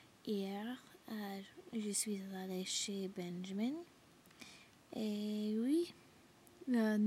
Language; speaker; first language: French; non-native, learner; English